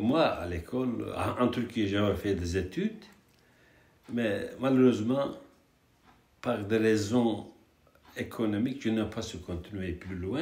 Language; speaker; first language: French; non-native, fluent; Turkish